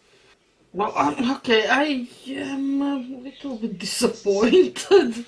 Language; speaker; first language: English; non-native, fluent; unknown